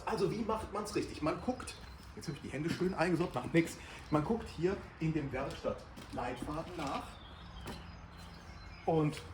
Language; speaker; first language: German; native; German